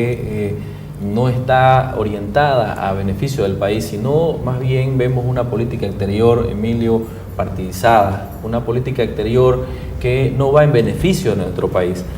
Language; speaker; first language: Spanish; native; Spanish